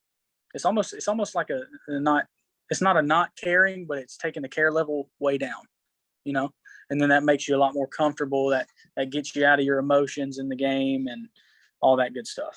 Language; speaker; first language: English; native; English